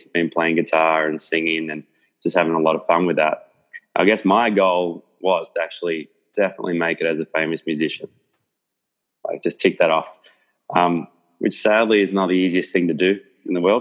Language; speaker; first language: English; native; English